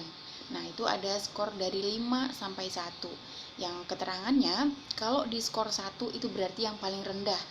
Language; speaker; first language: Indonesian; native; Indonesian